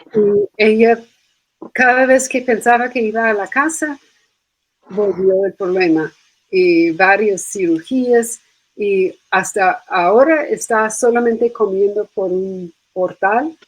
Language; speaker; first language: Spanish; non-native, fluent; English